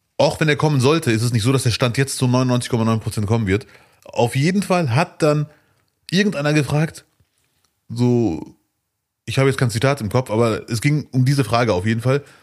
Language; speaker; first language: German; early bilingual, other home language; Arabic